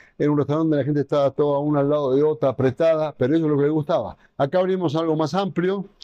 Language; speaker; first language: Spanish; native; Spanish